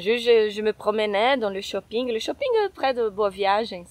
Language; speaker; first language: French; non-native, fluent; Portuguese